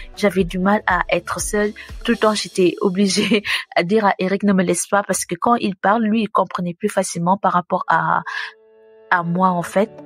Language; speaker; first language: French; non-native, local second language; Wolof